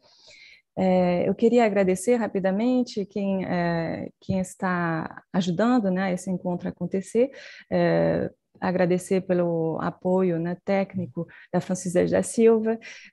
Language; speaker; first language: Portuguese; non-native, fluent; French